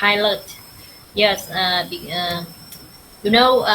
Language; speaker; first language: English; non-native, learner; Vietnamese